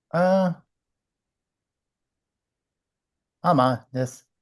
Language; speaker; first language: Japanese; non-native, learner; English